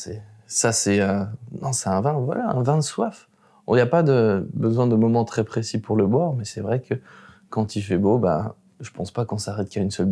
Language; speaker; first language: French; native; French